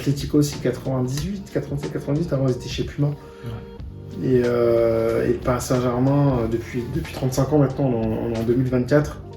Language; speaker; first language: French; native; French